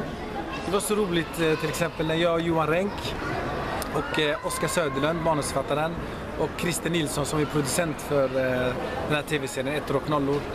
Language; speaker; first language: Swedish; early bilingual, other home language; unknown